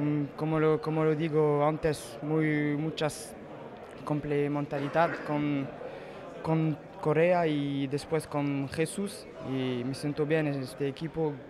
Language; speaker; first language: Spanish; non-native, learner; French